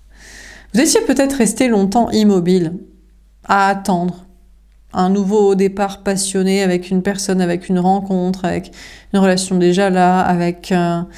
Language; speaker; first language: French; native; French